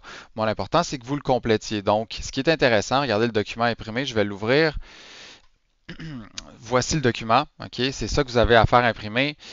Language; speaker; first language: French; native; French